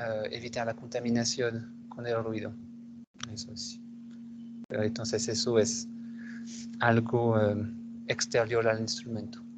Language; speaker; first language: Spanish; non-native, fluent; French